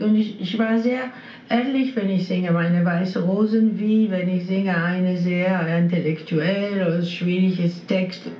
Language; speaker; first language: German; non-native, learner; Greek